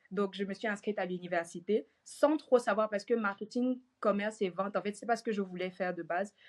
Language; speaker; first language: French; native; French